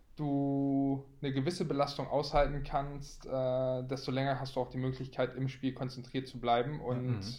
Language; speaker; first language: German; native; German